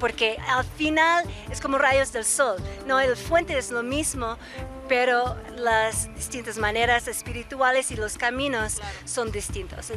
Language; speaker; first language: Spanish; native; Spanish